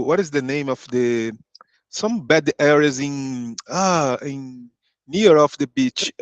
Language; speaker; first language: English; non-native, learner; Portuguese